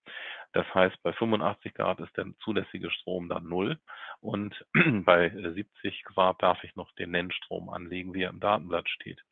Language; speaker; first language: German; native; German